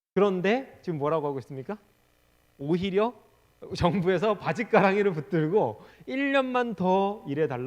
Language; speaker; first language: Korean; native; Korean